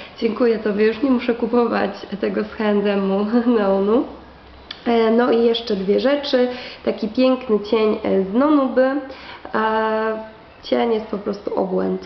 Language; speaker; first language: Polish; native; Polish